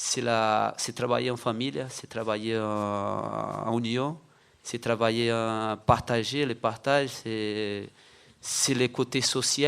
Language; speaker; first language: French; non-native, fluent; Portuguese